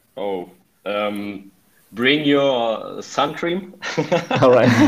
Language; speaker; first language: English; non-native, fluent; German